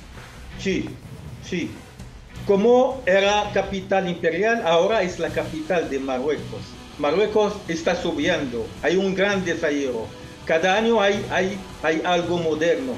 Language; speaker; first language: Spanish; non-native, fluent; Arabic